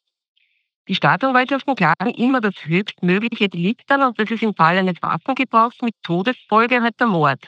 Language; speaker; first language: German; native; German